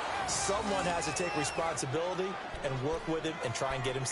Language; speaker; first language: English; native; English